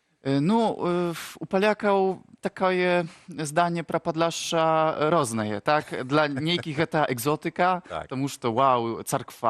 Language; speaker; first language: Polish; non-native, local second language; Ukrainian